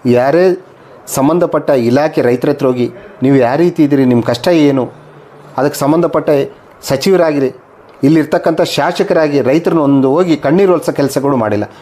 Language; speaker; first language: Kannada; native; Kannada